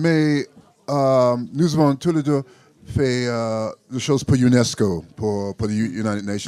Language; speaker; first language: French; non-native, learner; English